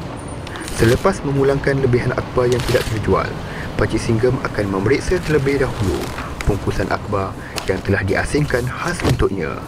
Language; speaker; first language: Malay; native; Malay